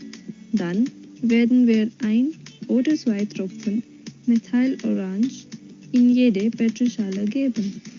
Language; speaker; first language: German; non-native, fluent; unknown